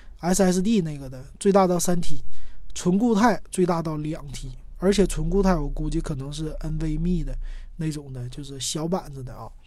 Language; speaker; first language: Chinese; native; Chinese